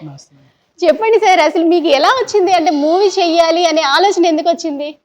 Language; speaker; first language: Telugu; native; Telugu